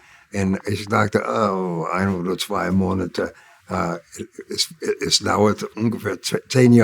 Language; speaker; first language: German; non-native, learner; English